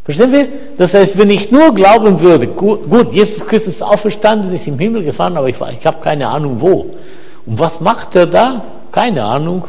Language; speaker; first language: German; non-native, fluent; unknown